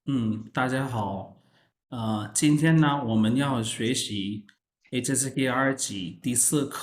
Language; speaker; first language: Chinese; non-native, fluent; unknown